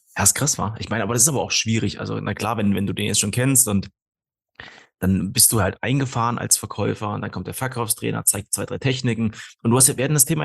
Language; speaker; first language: German; native; German